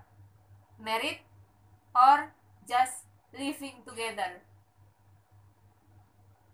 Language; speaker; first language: English; non-native, learner; Indonesian